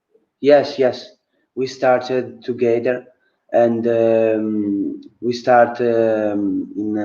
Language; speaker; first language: English; non-native, learner; Italian